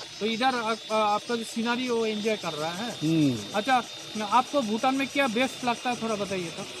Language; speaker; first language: Hindi; non-native, local second language; Bangla